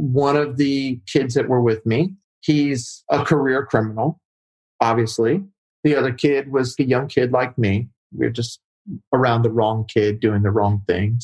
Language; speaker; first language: English; native; English